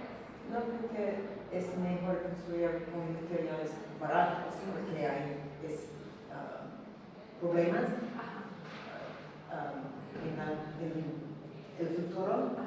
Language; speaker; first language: Spanish; non-native, learner; English